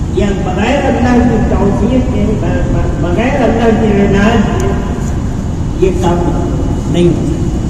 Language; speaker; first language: Urdu; non-native, local second language; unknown